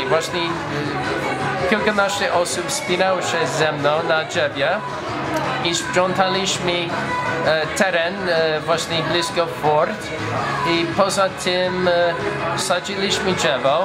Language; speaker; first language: Polish; non-native, learner; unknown